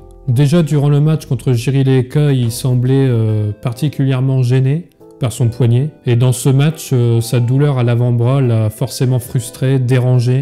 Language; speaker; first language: French; native; French